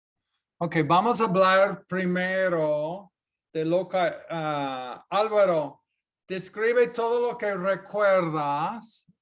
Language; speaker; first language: Spanish; non-native, fluent; English